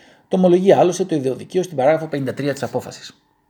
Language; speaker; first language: Greek; native; Greek